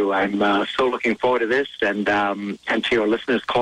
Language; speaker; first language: English; native; English